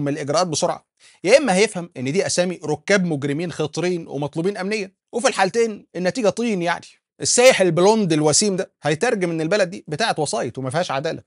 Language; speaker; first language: Arabic; native; Arabic